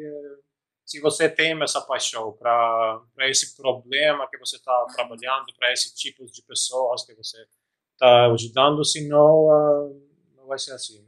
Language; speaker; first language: Portuguese; non-native, fluent; Albanian